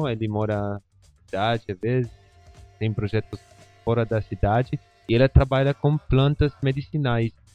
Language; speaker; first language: Portuguese; non-native, fluent; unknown